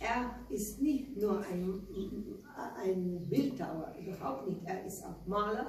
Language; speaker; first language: German; non-native, learner; Slovenian